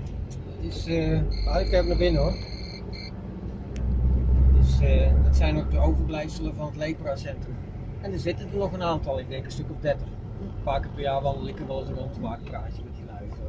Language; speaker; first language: Dutch; native; Dutch